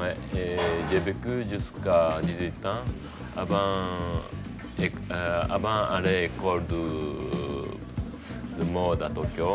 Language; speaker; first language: French; non-native, fluent; Japanese